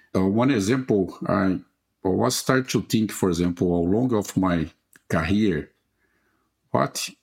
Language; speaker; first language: English; non-native, fluent; Portuguese